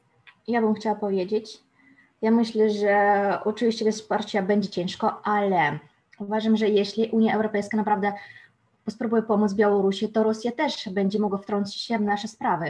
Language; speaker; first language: Polish; non-native, fluent; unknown